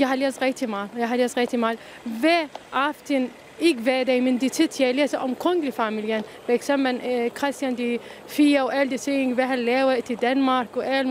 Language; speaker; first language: Danish; non-native, learner; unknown